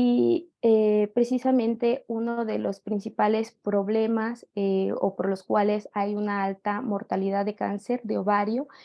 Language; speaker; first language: Spanish; native; Spanish